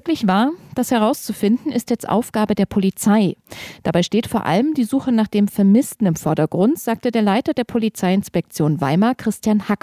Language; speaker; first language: German; native; German